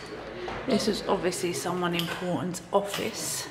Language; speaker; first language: English; native; English